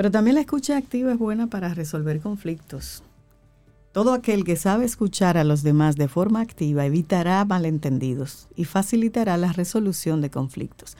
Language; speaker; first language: Spanish; native; Spanish